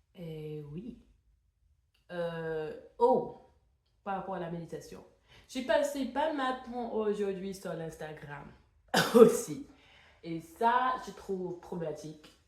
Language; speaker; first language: French; non-native, fluent; English